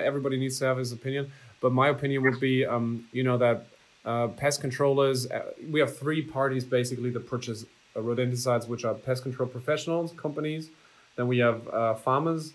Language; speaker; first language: English; non-native, fluent; German